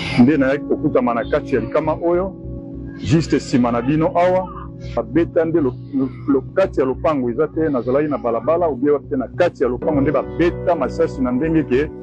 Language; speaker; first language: Lingala; native; Lingala